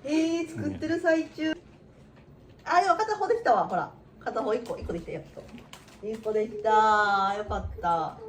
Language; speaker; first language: Japanese; native; Japanese